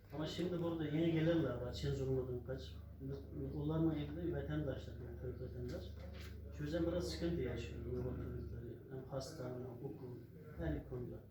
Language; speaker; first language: Turkish; non-native, learner; Uyghur